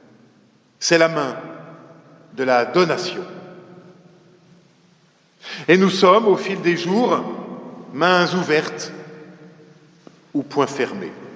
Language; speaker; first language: French; native; French